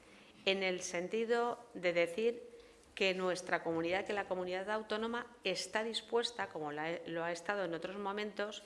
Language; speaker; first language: Spanish; native; Spanish